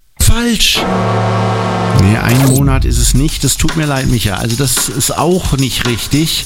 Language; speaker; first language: German; native; German